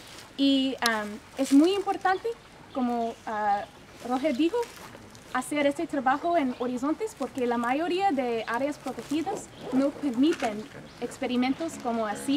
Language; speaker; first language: Spanish; non-native, fluent; English